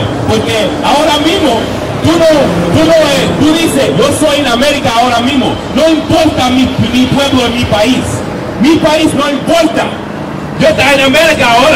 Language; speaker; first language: Spanish; non-native, learner; English